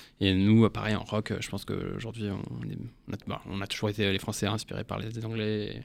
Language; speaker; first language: French; early bilingual, heritage; English